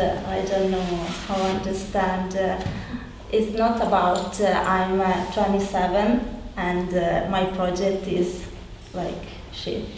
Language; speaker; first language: English; non-native, learner; Italian